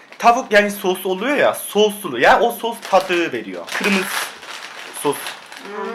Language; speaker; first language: Turkish; non-native, fluent; Korean